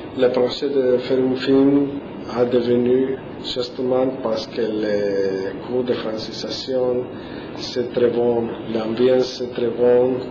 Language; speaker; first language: French; non-native, learner; Spanish